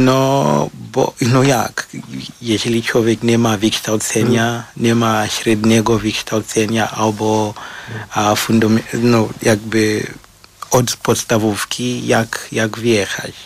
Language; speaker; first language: Polish; non-native, fluent; Shona